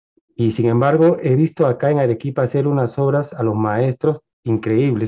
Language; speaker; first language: Spanish; native; Spanish